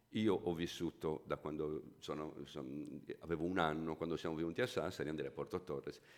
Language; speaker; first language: Italian; native; Italian